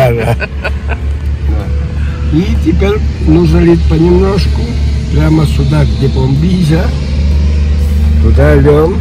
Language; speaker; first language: Russian; early bilingual, heritage; Russian